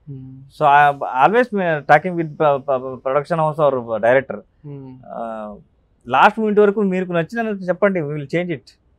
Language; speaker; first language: Telugu; non-native, local second language; Kannada